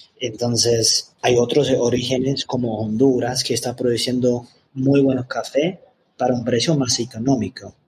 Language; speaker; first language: Spanish; non-native, fluent; English